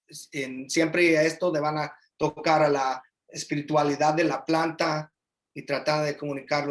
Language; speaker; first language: Spanish; early bilingual, heritage; English